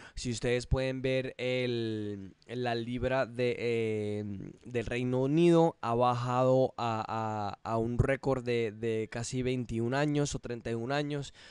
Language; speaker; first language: Spanish; early bilingual, heritage; English